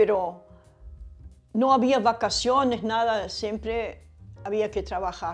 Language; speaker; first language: Spanish; early bilingual, other home language; German